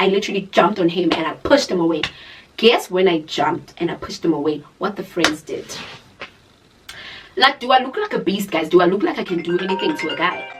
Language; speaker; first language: English; non-native, local second language; Zulu